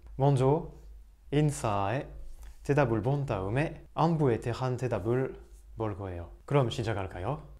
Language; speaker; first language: Korean; non-native, fluent; French